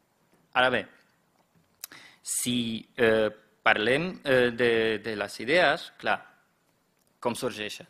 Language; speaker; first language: Catalan; non-native, fluent; German